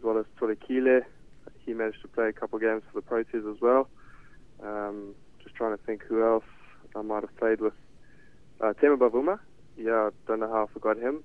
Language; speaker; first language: English; native; English